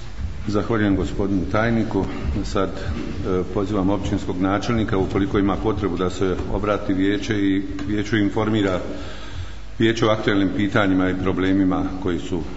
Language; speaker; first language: Croatian; native; Croatian